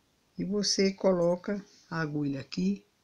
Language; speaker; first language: Portuguese; native; Portuguese